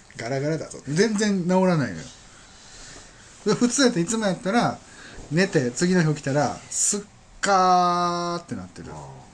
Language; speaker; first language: Japanese; native; Japanese